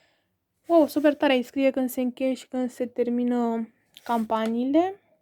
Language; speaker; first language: Romanian; native; Romanian